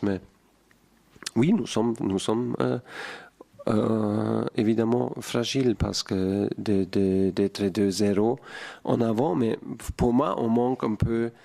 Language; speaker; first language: French; non-native, fluent; German